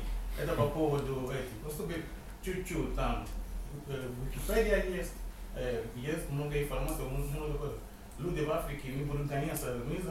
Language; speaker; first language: Russian; non-native, fluent; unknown